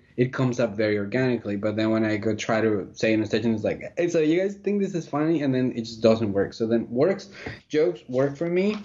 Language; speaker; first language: English; non-native, fluent; Spanish